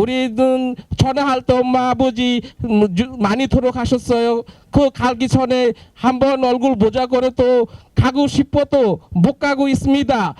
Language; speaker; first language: Korean; non-native, learner; Bangla